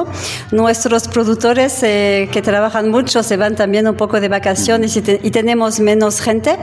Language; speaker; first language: Spanish; non-native, fluent; French